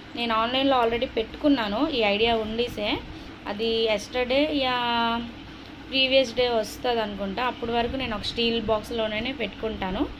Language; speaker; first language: Telugu; non-native, local second language; Urdu